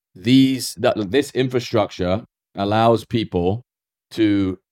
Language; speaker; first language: English; native; English